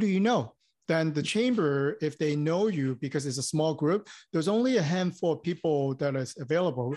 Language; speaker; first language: English; non-native, local second language; Cantonese